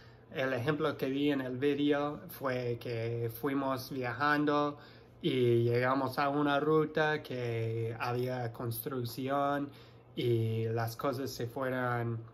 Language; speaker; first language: Spanish; non-native, fluent; English